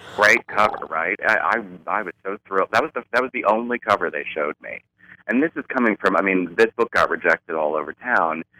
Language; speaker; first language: English; native; English